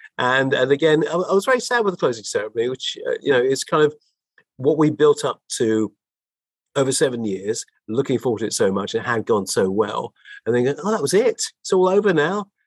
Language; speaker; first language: English; native; English